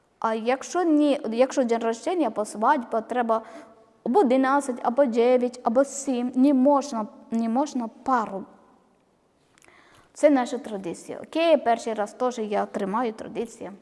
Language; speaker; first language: Ukrainian; non-native, learner; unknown